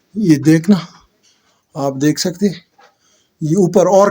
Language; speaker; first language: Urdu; non-native, local second language; Pashto